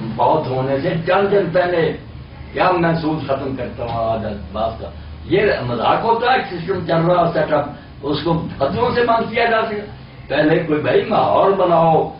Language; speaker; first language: Urdu; non-native, local second language; Punjabi